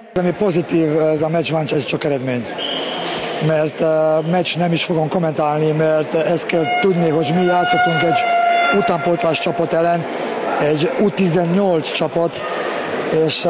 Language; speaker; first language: Hungarian; non-native, learner; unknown